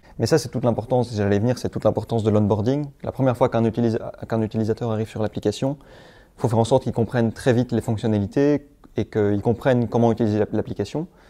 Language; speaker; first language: French; native; French